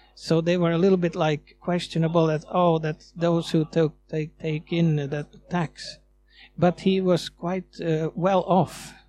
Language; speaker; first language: English; non-native, fluent; Swedish